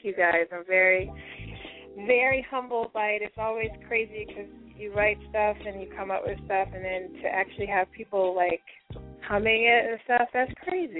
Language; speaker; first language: English; native; English